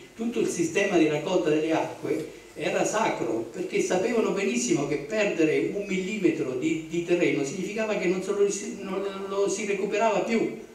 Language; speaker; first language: Italian; native; Italian